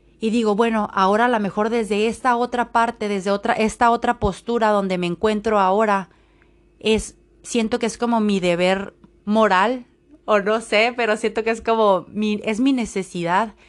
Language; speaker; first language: Spanish; native; Spanish